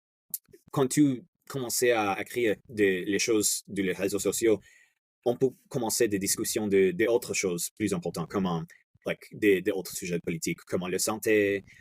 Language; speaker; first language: French; non-native, fluent; English